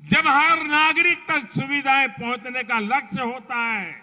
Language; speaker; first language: Hindi; non-native, local second language; Gujarati